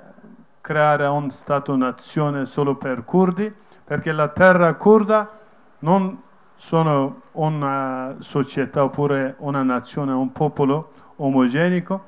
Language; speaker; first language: Italian; non-native, learner; Kurdish